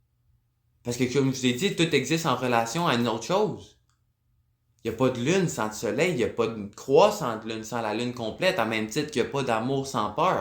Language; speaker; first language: French; native; French